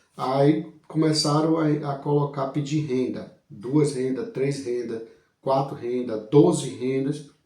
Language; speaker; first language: Portuguese; native; Portuguese